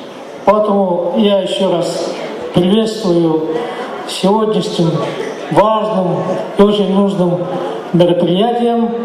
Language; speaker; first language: Russian; non-native, local second language; Yakut